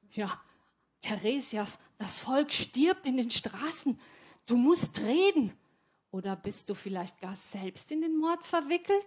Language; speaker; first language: German; native; German